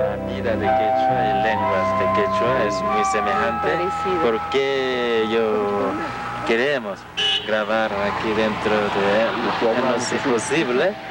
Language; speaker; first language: Spanish; non-native, learner; Korean